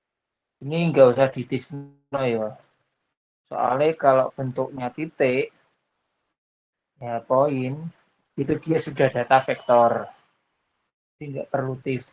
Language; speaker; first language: Indonesian; non-native, local second language; Javanese